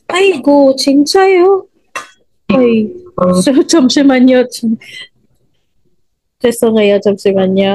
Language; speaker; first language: Korean; non-native, fluent; Filipino